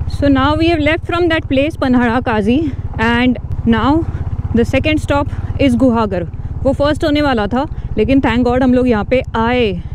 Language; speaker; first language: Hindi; non-native, local second language; Marathi